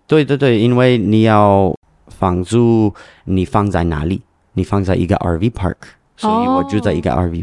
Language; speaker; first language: Chinese; non-native, learner; English